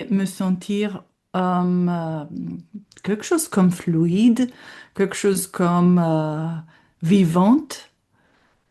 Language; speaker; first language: French; non-native, fluent; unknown